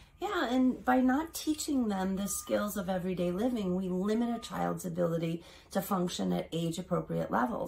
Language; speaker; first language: English; native; English